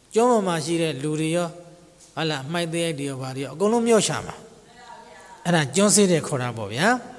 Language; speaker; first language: Burmese; native; Burmese